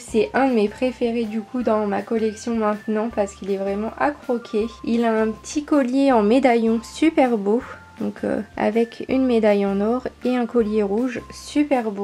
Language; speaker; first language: French; native; French